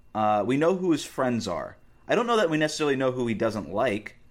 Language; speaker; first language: English; native; English